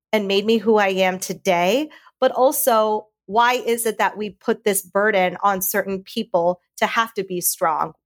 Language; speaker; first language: English; early bilingual, other home language; Hindi